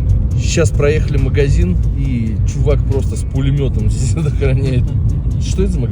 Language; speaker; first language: Russian; native; Russian